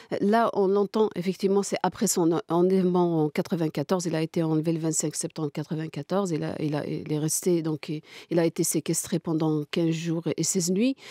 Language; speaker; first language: French; non-native, local second language; Kabyle